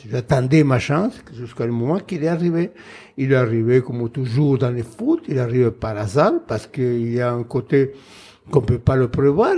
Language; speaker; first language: French; non-native, fluent; Spanish